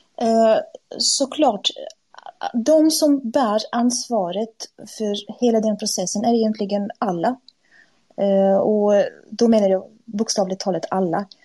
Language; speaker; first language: Swedish; non-native, fluent; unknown